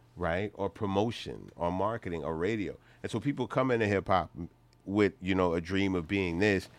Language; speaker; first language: English; native; English